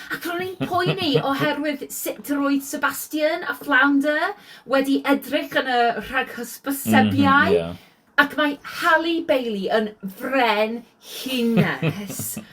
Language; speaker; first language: Welsh; non-native, learner; English